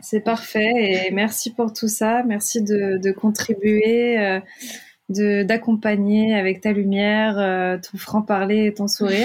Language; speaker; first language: French; native; French